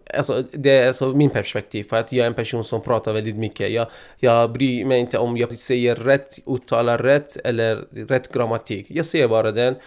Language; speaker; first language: Swedish; non-native, fluent; Persian